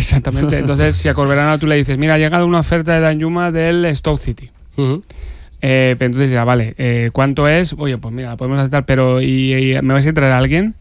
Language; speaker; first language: Spanish; native; Spanish